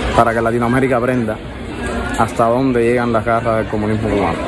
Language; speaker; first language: Spanish; native; Spanish